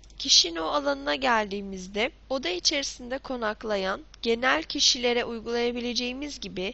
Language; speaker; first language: Turkish; native; Turkish